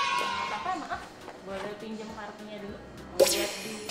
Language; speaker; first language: Indonesian; native; Indonesian